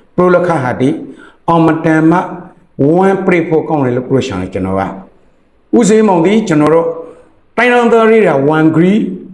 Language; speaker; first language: Burmese; native; Burmese